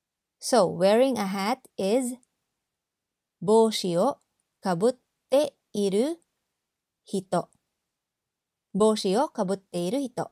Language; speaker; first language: Japanese; non-native, fluent; English